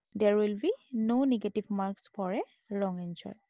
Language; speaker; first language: English; non-native, local second language; Assamese